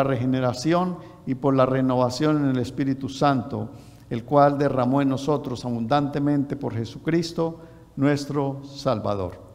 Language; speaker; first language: Spanish; native; Spanish